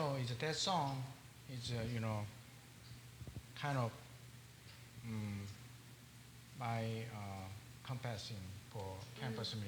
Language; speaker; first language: English; non-native, learner; Korean